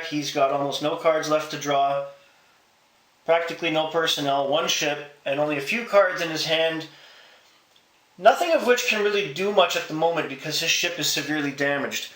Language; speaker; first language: English; native; English